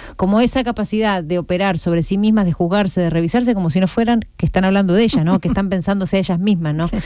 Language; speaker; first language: Spanish; native; Spanish